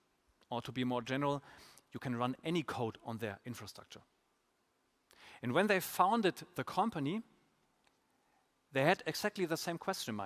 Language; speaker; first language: English; non-native, fluent; German